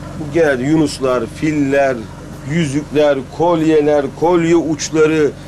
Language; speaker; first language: Turkish; native; Turkish